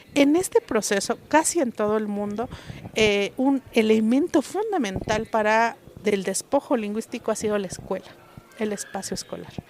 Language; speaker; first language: Spanish; non-native, local second language; Mixtepec Mixtec